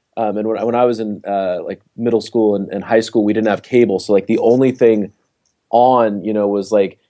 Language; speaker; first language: English; native; English